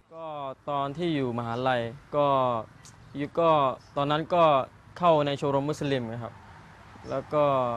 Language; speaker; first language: Thai; non-native, local second language; Malay